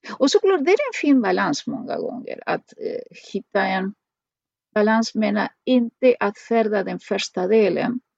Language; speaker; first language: Swedish; non-native, fluent; Spanish